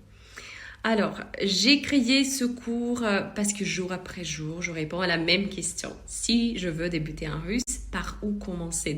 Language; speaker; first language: French; non-native, fluent; Russian